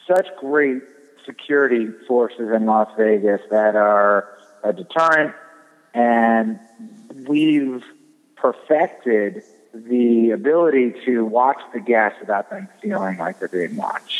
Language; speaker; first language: English; native; English